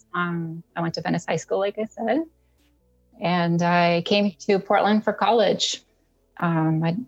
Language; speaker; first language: English; early bilingual, other home language; Russian